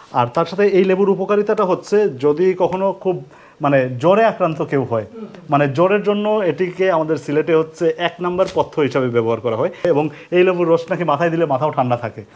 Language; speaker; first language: Bangla; native; Bangla